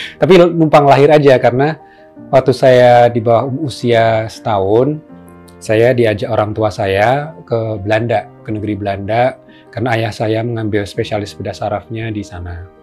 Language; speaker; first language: Indonesian; native; Indonesian